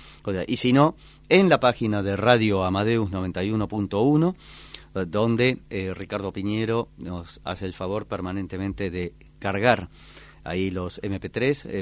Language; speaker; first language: Spanish; native; Spanish